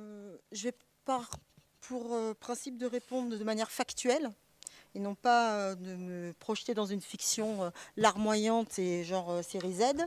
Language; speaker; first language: French; native; French